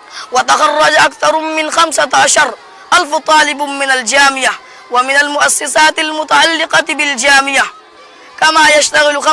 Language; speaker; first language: Arabic; non-native, fluent; Urdu